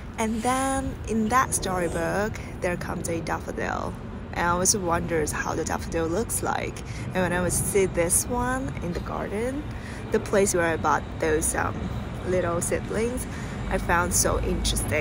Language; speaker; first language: English; non-native, fluent; Chinese